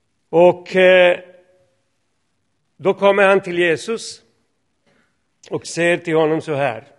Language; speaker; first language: Swedish; non-native, fluent; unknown